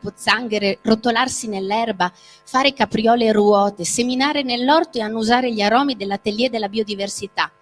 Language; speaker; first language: Italian; native; Italian